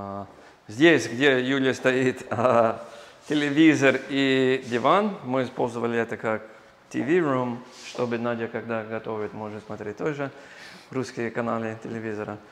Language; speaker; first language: Russian; non-native, learner; English